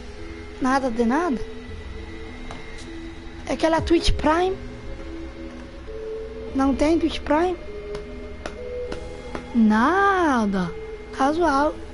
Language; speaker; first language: Portuguese; non-native, fluent; Italian